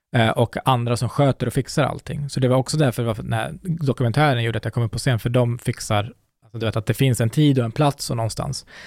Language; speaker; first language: Swedish; early bilingual, other home language; Kurdish